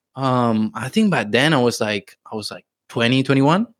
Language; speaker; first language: English; non-native, fluent; Spanish